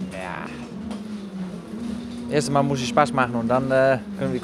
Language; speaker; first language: German; non-native, learner; Dutch